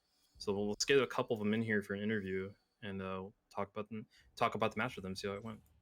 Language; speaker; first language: English; native; English